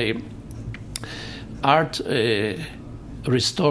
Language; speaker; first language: English; non-native, fluent; Polish